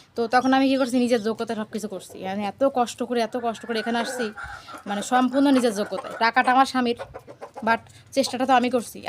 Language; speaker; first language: Bangla; native; Bangla